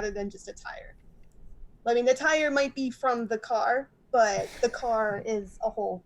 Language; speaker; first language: English; native; English